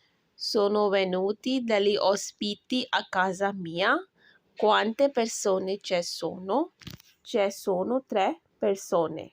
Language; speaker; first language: Italian; non-native, learner; Urdu